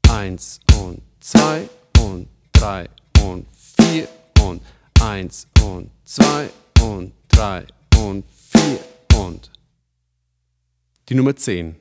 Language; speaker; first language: German; native; German